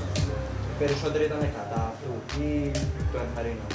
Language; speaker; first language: Greek; native; Greek